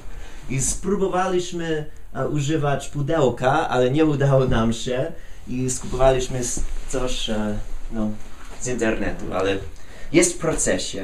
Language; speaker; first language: Polish; non-native, learner; English